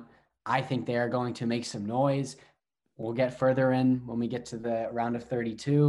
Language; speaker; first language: English; native; English